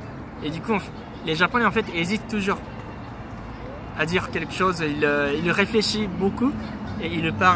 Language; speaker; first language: French; non-native, fluent; Japanese